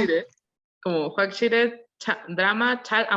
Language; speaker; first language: Korean; non-native, learner; Spanish